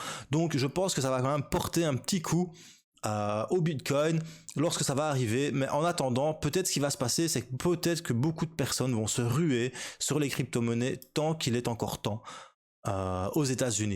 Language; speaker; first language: French; native; French